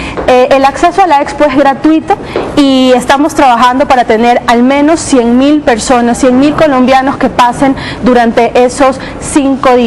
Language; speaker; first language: Spanish; native; Spanish